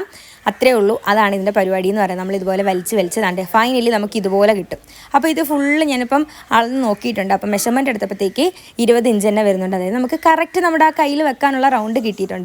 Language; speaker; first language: Malayalam; native; Malayalam